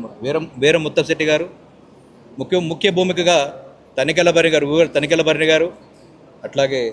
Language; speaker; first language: Telugu; native; Telugu